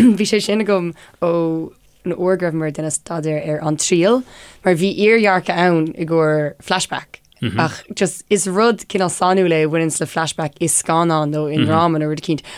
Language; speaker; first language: Irish; non-native, local second language; English